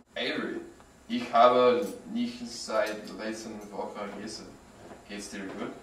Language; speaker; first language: German; non-native, learner; English